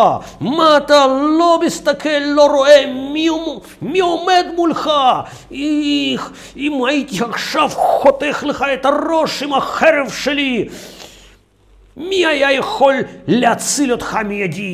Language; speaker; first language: Hebrew; non-native, fluent; Russian